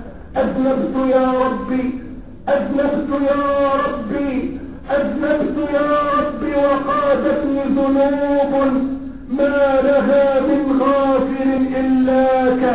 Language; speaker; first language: Arabic; native; Arabic